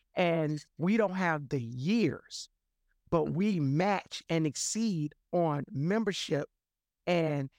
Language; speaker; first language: English; native; English